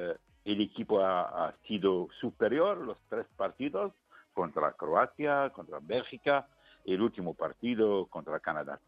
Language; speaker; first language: Spanish; non-native, fluent; Arabic